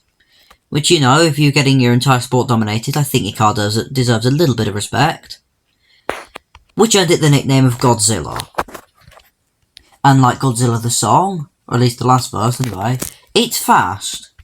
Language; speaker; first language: English; native; English